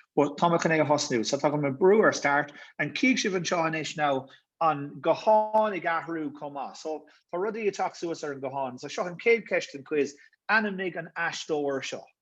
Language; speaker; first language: Irish; native; Irish